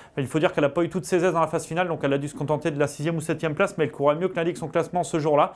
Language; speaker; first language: French; native; French